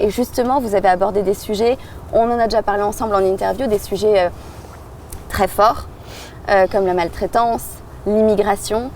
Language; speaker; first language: French; native; French